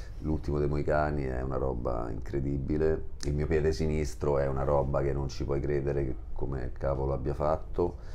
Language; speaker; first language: Italian; native; Italian